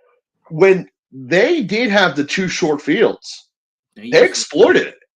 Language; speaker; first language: English; native; English